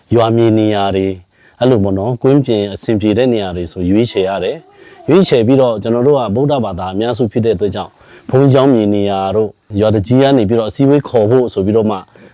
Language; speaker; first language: Burmese; non-native, local second language; Pa'o Karen